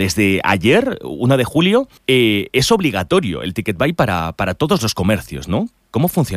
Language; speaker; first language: Spanish; native; Spanish